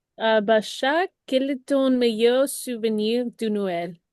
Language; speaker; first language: French; non-native, learner; Spanish